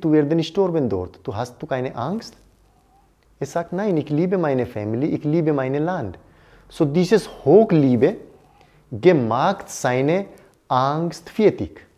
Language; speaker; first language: German; non-native, learner; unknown